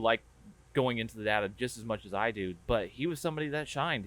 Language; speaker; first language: English; native; English